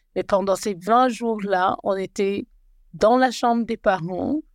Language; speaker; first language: French; native; French